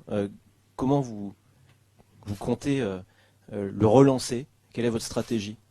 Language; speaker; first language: French; native; French